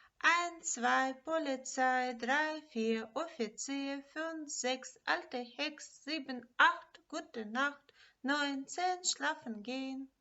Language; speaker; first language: German; non-native, fluent; Ukrainian